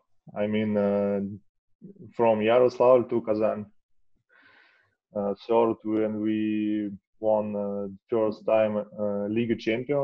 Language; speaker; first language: English; non-native, learner; Russian